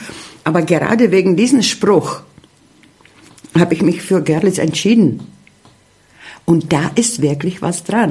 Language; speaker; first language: German; early bilingual, heritage; Czech